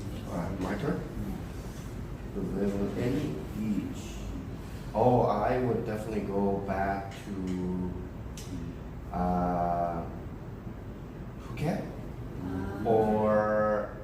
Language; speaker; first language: English; early bilingual, other home language; Korean